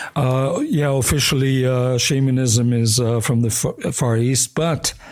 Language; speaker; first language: English; early bilingual, other home language; German